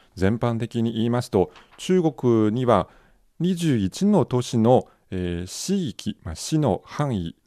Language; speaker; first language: Japanese; non-native, fluent; Chinese